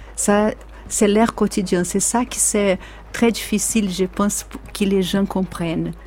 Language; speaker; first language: French; non-native, fluent; Portuguese